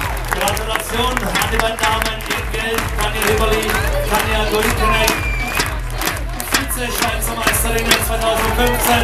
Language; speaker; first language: German; native; German